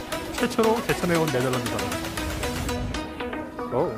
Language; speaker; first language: Korean; native; Korean